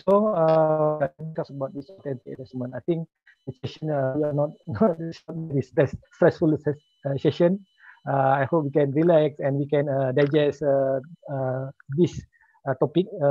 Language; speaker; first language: English; non-native, local second language; Malay